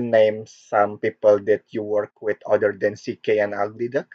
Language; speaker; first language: English; non-native, learner; Korean